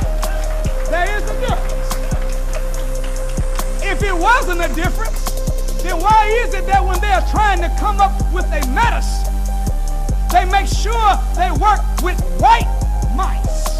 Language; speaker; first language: English; native; English